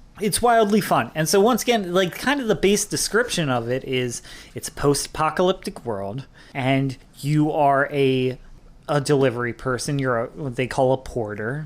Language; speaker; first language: English; native; English